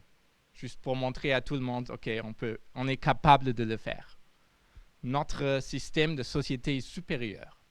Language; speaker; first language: French; non-native, fluent; German